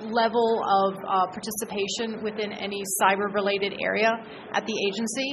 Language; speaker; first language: English; native; English